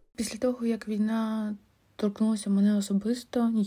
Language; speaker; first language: Ukrainian; non-native, local second language; Russian